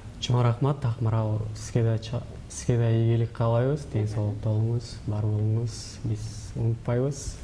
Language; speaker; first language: Kyrgyz; native; Kyrgyz